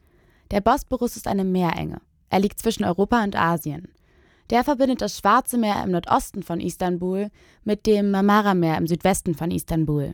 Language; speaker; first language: German; native; German